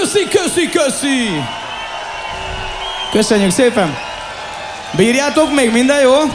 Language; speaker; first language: Hungarian; native; Hungarian